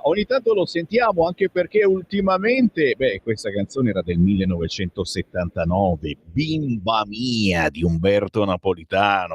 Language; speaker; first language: Italian; native; Italian